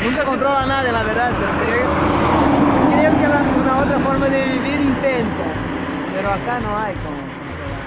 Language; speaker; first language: Spanish; early bilingual, heritage; Spanish